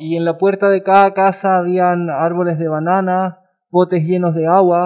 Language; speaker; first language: Spanish; native; Spanish